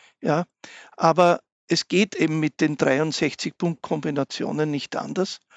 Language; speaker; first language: German; native; German